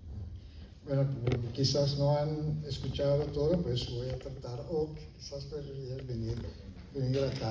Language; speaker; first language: Spanish; non-native, fluent; Papiamento